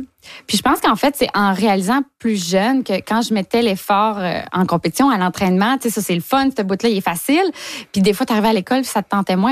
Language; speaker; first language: French; native; French